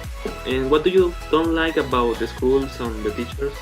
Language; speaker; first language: English; non-native, learner; Spanish